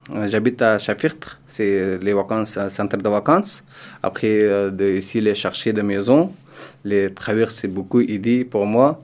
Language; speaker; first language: French; non-native, learner; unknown